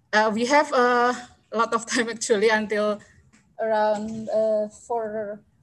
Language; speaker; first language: English; non-native, fluent; Indonesian